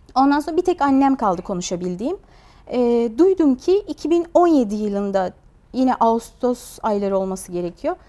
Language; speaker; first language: Turkish; non-native, fluent; Uyghur